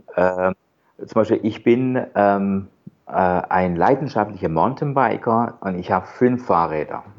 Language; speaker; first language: German; non-native, fluent; Persian